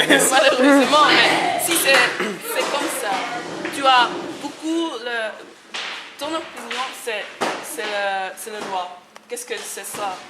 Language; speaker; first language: French; non-native, local second language; Dutch